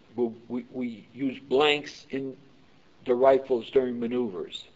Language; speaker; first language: English; early bilingual, other home language; Yiddish